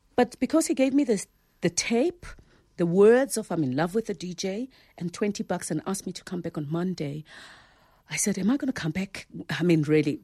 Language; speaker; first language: English; non-native, local second language; Zulu